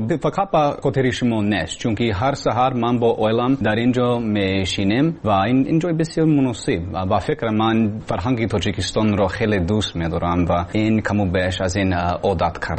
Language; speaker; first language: Persian; non-native, learner; English